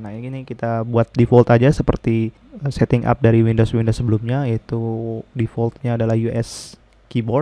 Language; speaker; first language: Indonesian; native; Indonesian